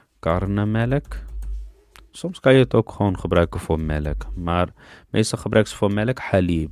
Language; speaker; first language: Dutch; early bilingual, other home language; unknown